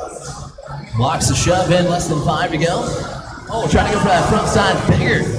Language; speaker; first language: English; native; English